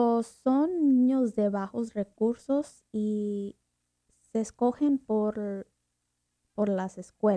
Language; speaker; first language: Spanish; early bilingual, heritage; Spanish